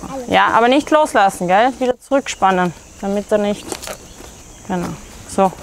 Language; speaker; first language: German; native; German